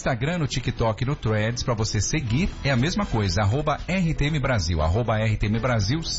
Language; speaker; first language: Portuguese; native; Portuguese